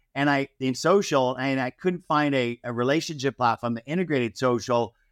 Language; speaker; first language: English; native; English